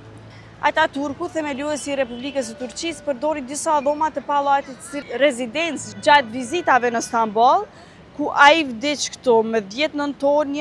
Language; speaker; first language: Albanian; native; Albanian